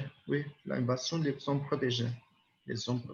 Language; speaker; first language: French; non-native, learner; Spanish